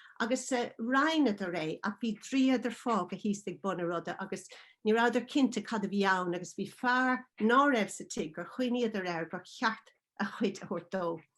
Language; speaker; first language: Irish; non-native, local second language; English